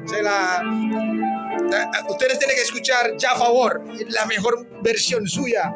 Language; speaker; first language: Spanish; non-native, fluent; Indonesian